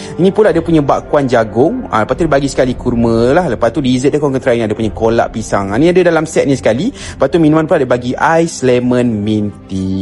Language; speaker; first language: Malay; native; Malay